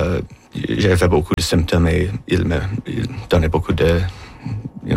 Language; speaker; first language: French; non-native, local second language; English